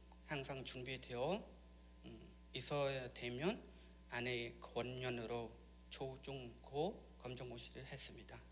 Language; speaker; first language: Korean; non-native, learner; Khmer